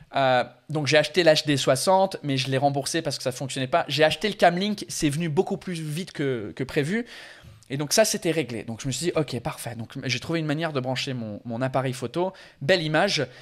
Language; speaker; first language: French; non-native, fluent; English